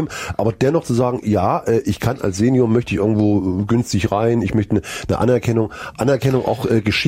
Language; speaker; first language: German; native; German